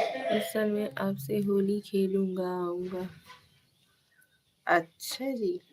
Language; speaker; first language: Hindi; native; Hindi